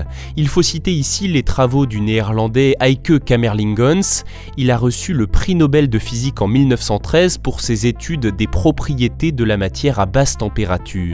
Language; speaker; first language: French; native; French